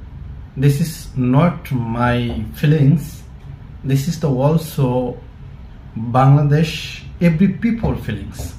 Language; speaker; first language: English; non-native, learner; Bangla